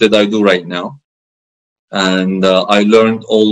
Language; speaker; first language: English; non-native, fluent; Turkish